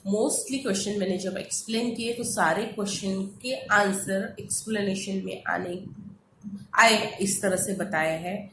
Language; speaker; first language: Hindi; non-native, local second language; Marathi